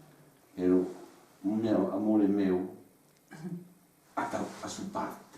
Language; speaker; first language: Italian; non-native, learner; French